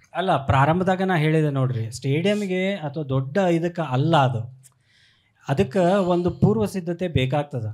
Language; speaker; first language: Kannada; native; Kannada